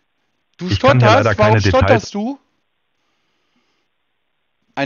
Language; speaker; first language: German; native; German